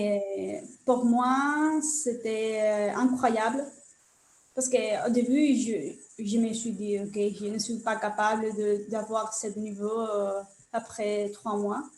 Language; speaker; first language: French; non-native, learner; Spanish